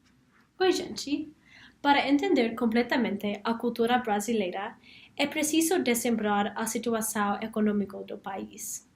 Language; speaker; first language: Portuguese; non-native, learner; English